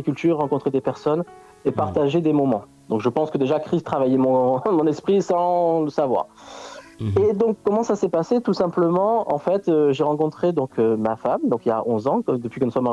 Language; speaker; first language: French; native; French